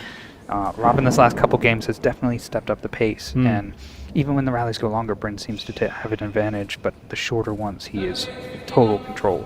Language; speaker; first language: English; native; English